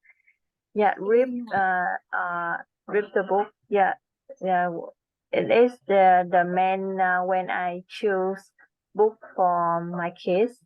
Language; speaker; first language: English; non-native, learner; Vietnamese